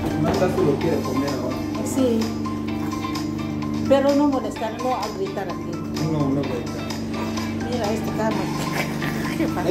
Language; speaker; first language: Spanish; non-native, learner; Filipino